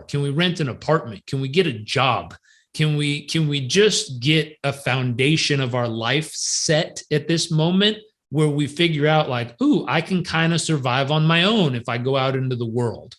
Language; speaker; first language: English; native; English